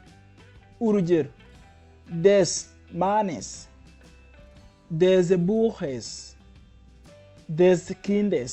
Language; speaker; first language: German; non-native, fluent; Kinyarwanda